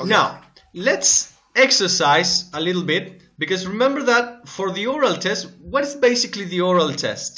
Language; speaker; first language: English; non-native, fluent; Spanish